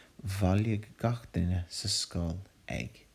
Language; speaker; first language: Irish; non-native, local second language; English